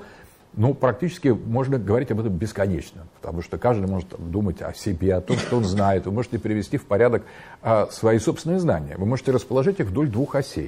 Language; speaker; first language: Russian; native; Russian